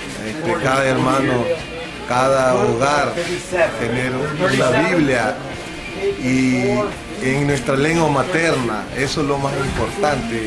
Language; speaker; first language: Spanish; non-native, local second language; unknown